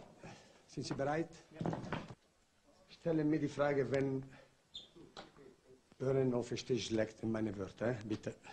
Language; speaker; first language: German; non-native, learner; Italian